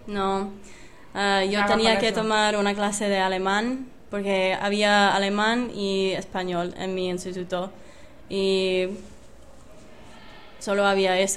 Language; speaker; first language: Spanish; non-native, fluent; English